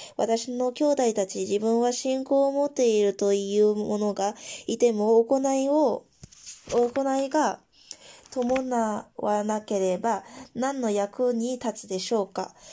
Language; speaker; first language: Japanese; non-native, fluent; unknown